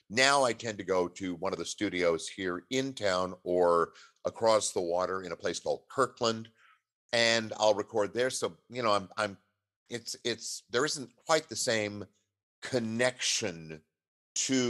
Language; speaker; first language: English; native; English